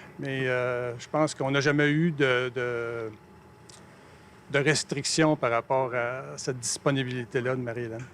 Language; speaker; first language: French; native; French